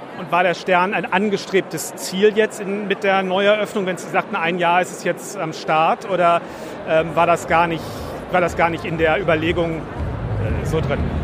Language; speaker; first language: German; native; German